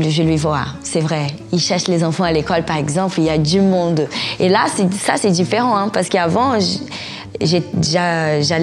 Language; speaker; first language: French; non-native, fluent; Portuguese